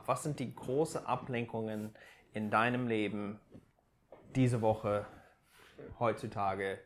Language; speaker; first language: German; non-native, fluent; English